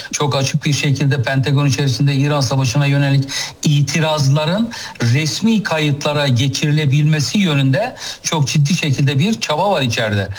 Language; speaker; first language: Turkish; native; Turkish